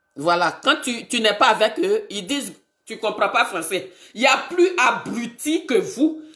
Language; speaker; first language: French; non-native, local second language; Baoulé